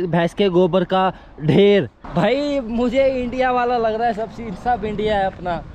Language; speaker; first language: Hindi; native; Hindi